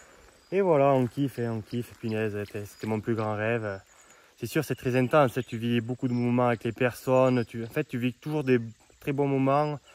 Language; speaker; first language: French; native; French